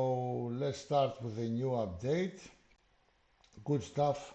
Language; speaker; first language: English; non-native, fluent; Greek